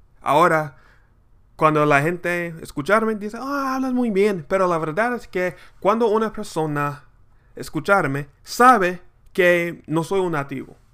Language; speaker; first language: Spanish; non-native, learner; English